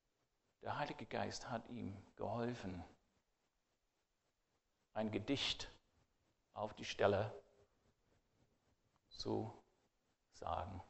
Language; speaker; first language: German; non-native, fluent; English